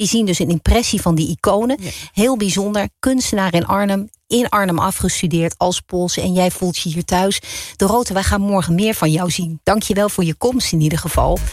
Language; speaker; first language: Dutch; native; Dutch